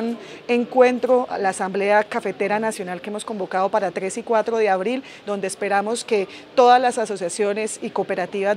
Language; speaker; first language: Spanish; native; Spanish